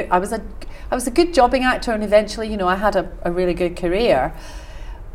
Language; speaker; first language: English; native; English